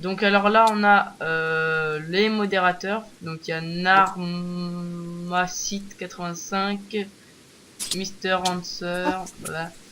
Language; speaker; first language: French; native; French